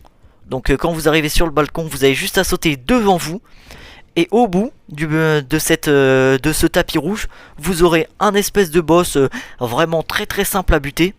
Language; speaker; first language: French; native; French